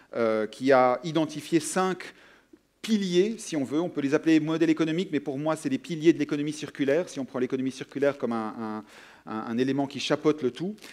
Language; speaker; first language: French; native; French